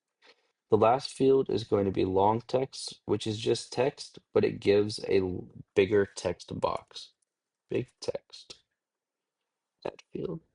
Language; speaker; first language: English; native; English